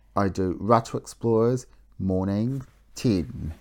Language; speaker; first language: English; native; English